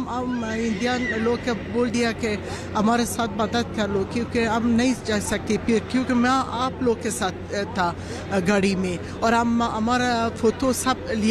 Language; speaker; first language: Hindi; non-native, learner; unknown